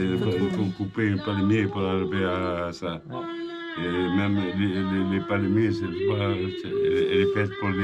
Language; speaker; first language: French; non-native, local second language; Arabic